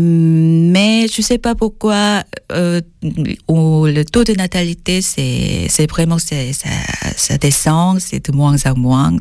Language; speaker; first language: French; non-native, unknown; Korean